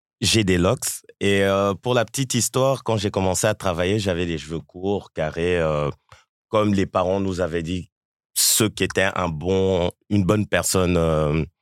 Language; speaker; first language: French; early bilingual, other home language; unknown